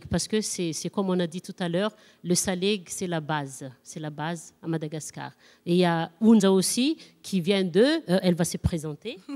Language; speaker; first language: French; non-native, local second language; Malagasy